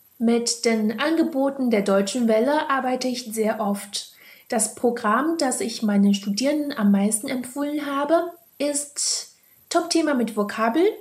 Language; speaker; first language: German; non-native, fluent; Chinese